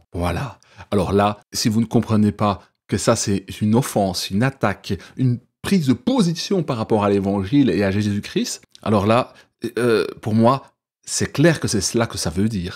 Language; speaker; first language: French; native; French